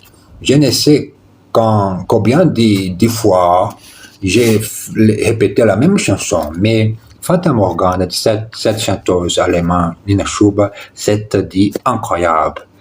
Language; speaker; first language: French; non-native, learner; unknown